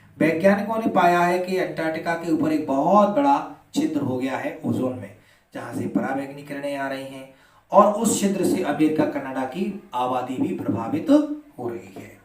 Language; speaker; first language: Hindi; native; Hindi